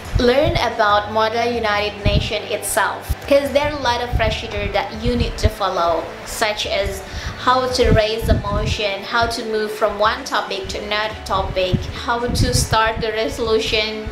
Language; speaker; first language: English; non-native, fluent; Indonesian